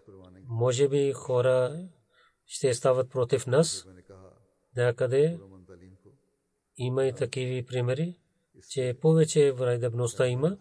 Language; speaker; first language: Bulgarian; non-native, learner; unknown